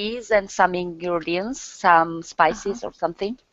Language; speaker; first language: English; non-native, learner; Turkish